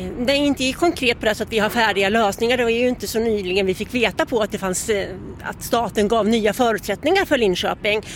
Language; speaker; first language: Swedish; native; Swedish